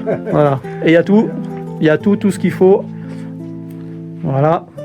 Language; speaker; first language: French; native; French